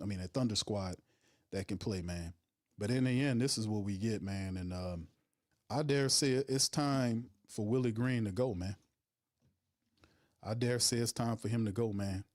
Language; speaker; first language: English; native; English